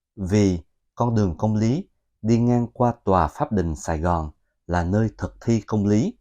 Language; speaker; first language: Vietnamese; native; Vietnamese